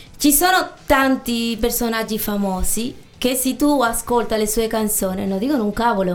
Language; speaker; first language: Italian; non-native, fluent; Spanish